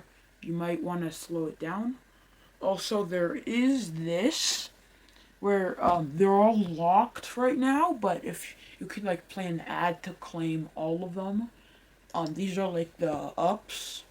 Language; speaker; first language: English; native; English